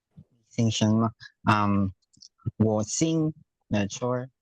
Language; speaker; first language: Chinese; non-native, learner; Filipino